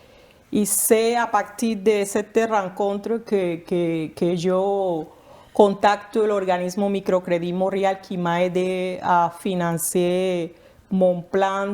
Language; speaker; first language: French; non-native, fluent; Spanish